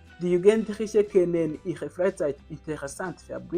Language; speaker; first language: German; non-native, learner; Kinyarwanda